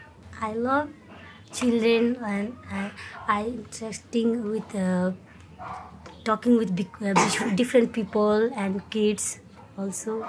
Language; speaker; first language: English; non-native, learner; Nepali